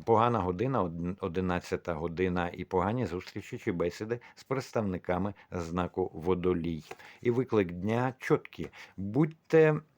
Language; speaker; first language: Ukrainian; non-native, local second language; Russian